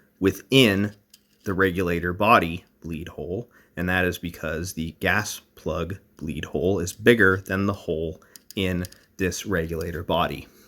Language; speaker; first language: English; native; English